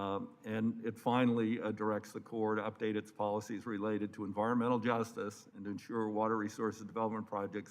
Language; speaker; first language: English; native; English